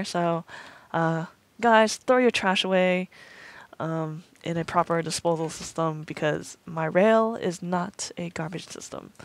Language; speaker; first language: English; native; English